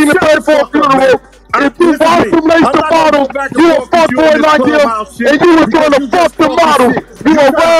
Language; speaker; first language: English; native; English